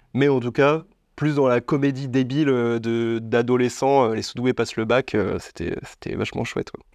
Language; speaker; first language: French; native; French